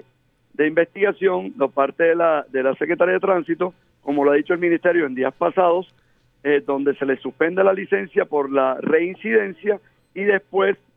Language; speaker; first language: Spanish; native; Spanish